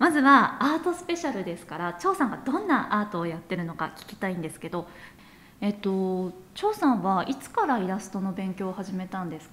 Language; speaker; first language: Japanese; native; Japanese